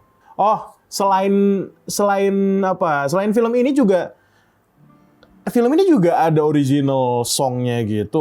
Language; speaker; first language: Indonesian; native; Indonesian